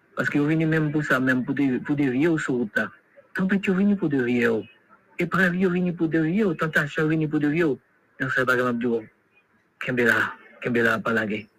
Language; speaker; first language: French; non-native, local second language; Haitian Creole